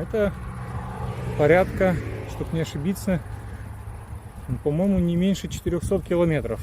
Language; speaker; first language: Russian; native; Russian